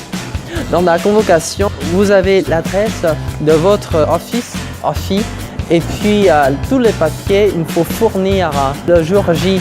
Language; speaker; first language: French; non-native, fluent; Vietnamese